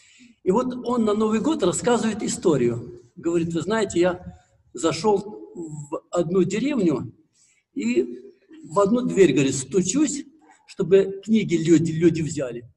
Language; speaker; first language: Russian; native; Russian